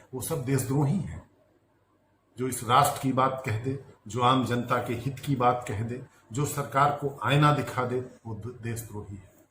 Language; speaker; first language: Hindi; native; Hindi